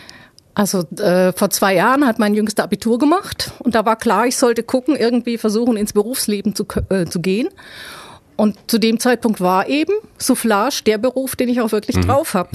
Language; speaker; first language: German; native; German